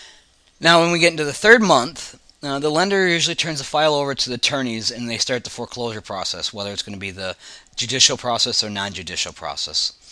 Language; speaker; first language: English; native; English